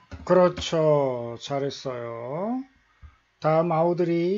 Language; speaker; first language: Korean; native; Korean